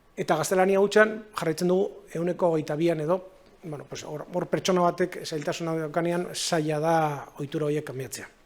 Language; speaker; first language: Basque; native; Basque